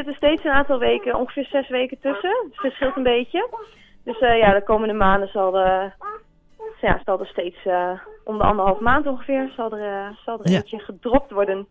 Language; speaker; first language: Dutch; native; Dutch